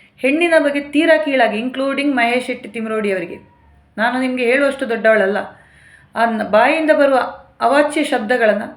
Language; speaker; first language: Kannada; native; Kannada